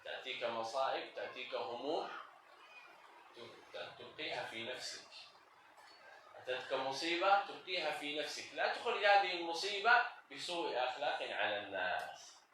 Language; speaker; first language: Arabic; native; Arabic